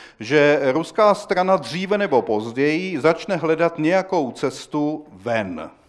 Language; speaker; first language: Czech; native; Czech